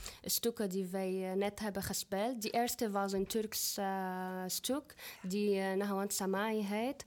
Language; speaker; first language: Dutch; non-native, fluent; Arabic